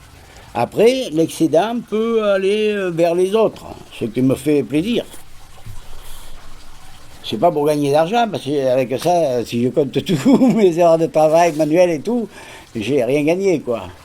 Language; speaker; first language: French; non-native, fluent; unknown